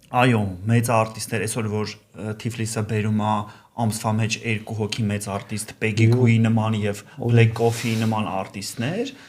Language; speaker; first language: Armenian; native; Armenian